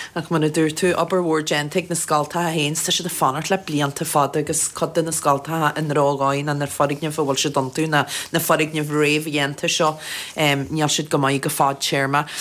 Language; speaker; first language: Irish; native; Irish